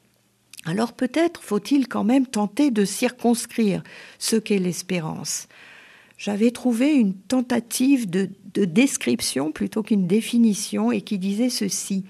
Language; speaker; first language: French; native; French